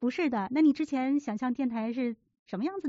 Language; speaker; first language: Chinese; native; Chinese